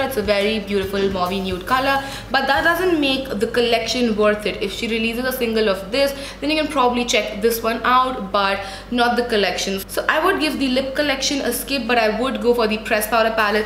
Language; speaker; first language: English; non-native, local second language; Hindi